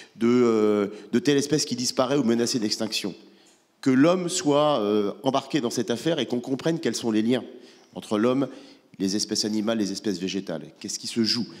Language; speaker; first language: French; native; French